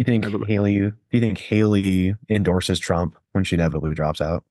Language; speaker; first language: English; native; English